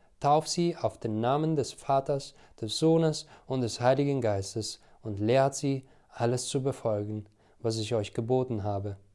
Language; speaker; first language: German; non-native, fluent; Albanian